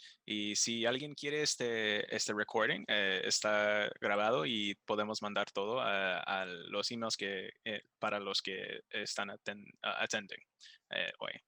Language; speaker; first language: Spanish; early bilingual, heritage; Spanish